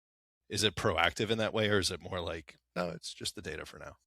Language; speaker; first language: English; native; English